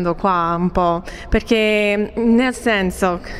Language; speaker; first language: Italian; non-native, fluent; English